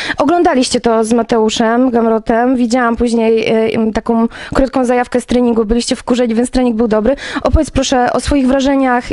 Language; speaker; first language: Polish; native; Polish